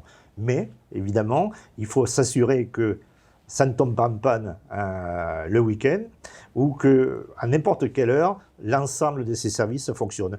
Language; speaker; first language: French; native; French